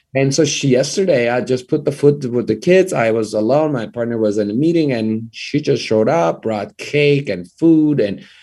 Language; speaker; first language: English; non-native, fluent; Persian